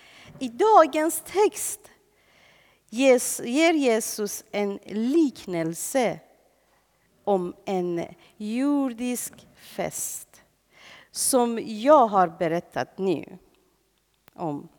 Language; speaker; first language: Swedish; non-native, fluent; Persian